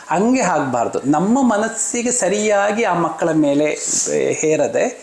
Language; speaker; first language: Kannada; non-native, local second language; Malayalam